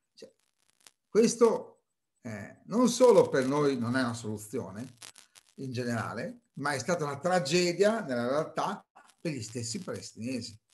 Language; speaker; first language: Italian; native; Italian